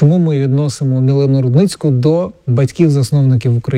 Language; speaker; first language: Ukrainian; native; Ukrainian